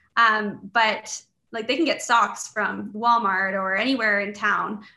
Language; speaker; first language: English; native; English